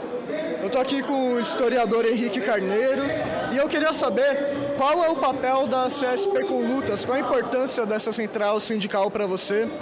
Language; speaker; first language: Portuguese; native; Portuguese